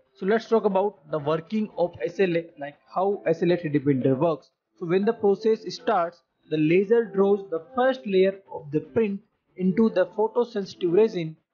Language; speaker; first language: English; non-native, local second language; Hindi